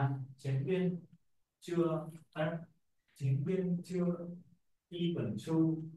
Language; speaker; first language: Chinese; non-native, learner; Vietnamese